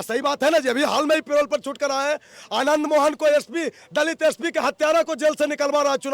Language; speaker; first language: Hindi; native; Hindi